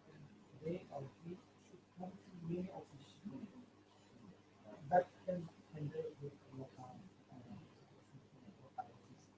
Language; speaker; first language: English; non-native, learner; Indonesian